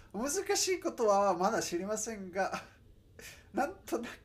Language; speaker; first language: Japanese; non-native, learner; Spanish